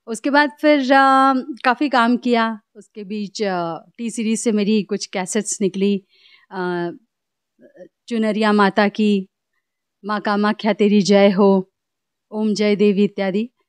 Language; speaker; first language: Hindi; native; Hindi